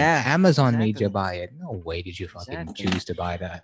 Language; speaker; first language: English; non-native, local second language; Filipino